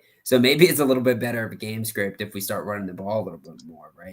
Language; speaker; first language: English; native; English